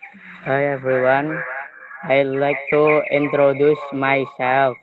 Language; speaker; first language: English; non-native, learner; Indonesian